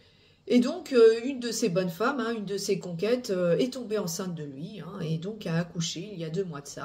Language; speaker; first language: French; native; French